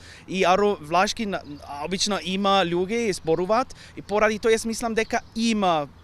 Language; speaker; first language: Macedonian; non-native, learner; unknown